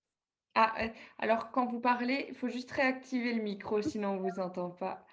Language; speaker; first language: French; native; French